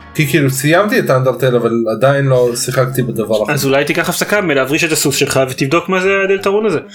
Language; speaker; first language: Hebrew; early bilingual, other home language; Russian